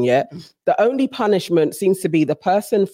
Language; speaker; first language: English; native; English